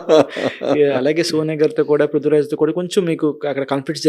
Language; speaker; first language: Telugu; native; Telugu